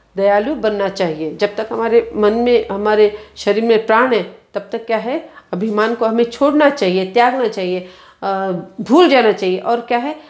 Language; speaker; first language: Hindi; non-native, local second language; Kannada